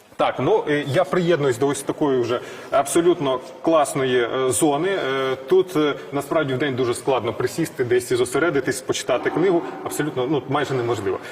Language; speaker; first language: Ukrainian; native; Ukrainian